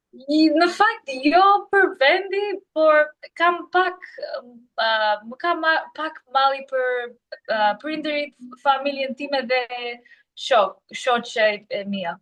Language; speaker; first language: Albanian; non-native, learner; English